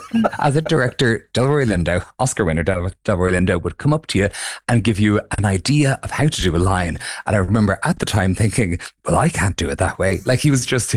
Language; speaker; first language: English; native; English